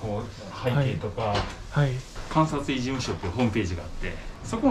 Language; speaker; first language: Japanese; native; Japanese